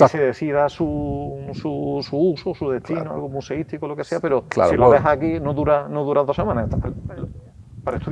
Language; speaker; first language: Spanish; native; Spanish